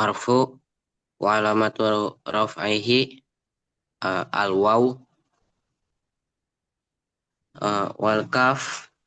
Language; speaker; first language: Arabic; non-native, learner; Indonesian